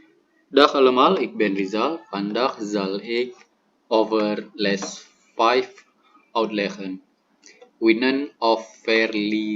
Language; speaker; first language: Dutch; non-native, learner; Indonesian